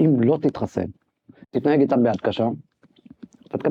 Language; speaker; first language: Hebrew; native; Hebrew